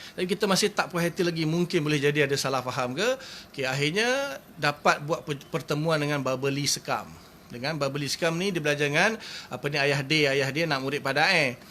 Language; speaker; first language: Malay; native; Malay